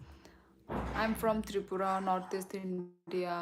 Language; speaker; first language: Hindi; non-native, local second language; Kok Borok